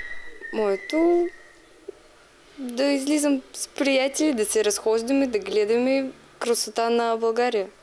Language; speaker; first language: Bulgarian; non-native, fluent; Russian